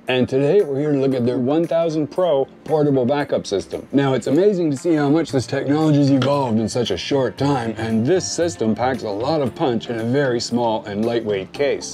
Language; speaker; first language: English; native; English